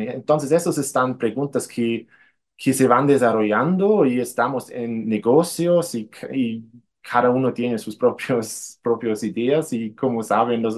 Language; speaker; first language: Spanish; non-native, fluent; German